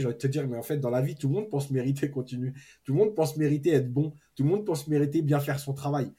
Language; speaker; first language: French; native; French